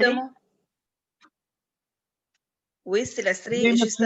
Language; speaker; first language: French; non-native, local second language; Arabic